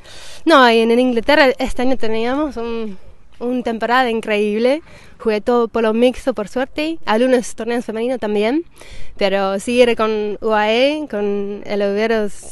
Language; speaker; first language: Spanish; non-native, fluent; English